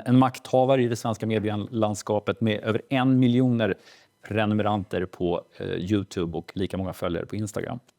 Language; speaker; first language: Swedish; native; Swedish